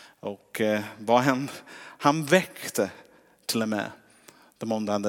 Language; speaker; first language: Swedish; non-native, fluent; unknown